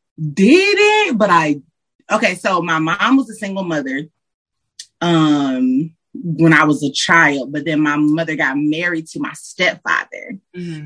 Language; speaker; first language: English; native; English